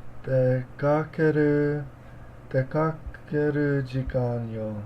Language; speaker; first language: Japanese; non-native, learner; English